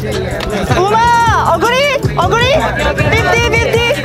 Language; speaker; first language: English; non-native, learner; Korean